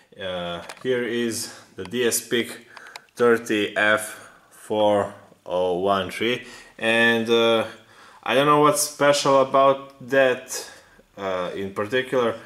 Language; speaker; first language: English; non-native, fluent; Serbian